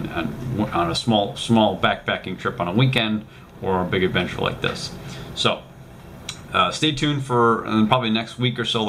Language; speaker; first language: English; native; English